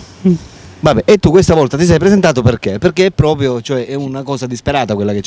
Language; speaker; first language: Italian; native; Italian